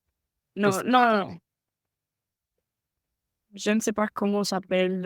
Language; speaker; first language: French; non-native, learner; Spanish